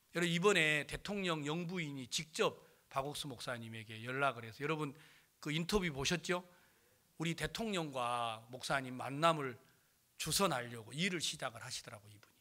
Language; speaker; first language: Korean; native; Korean